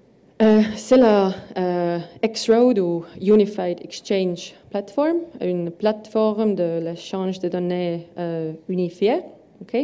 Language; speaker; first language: French; non-native, learner; Estonian